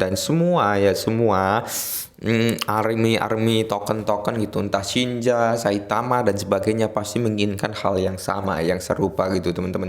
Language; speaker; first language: Indonesian; native; Indonesian